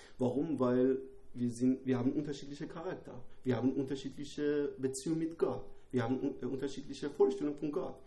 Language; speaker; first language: German; non-native, learner; Persian